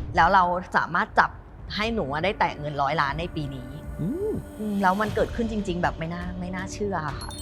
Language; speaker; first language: Thai; native; Thai